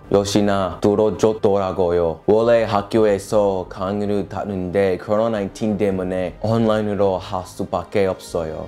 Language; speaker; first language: Korean; non-native, learner; English